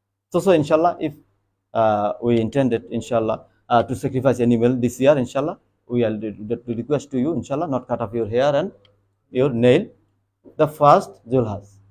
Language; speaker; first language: English; non-native, local second language; Bangla